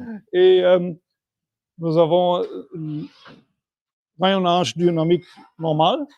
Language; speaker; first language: French; non-native, fluent; German